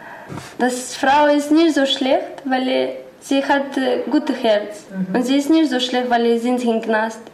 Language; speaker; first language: German; non-native, learner; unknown